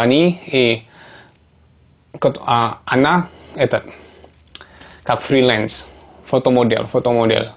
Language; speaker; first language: Russian; non-native, learner; Javanese